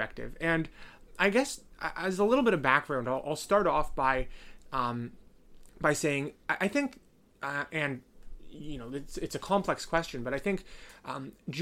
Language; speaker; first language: English; native; English